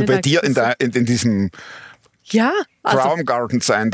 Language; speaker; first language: German; native; German